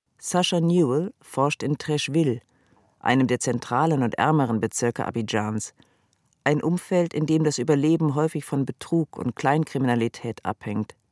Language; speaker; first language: German; native; German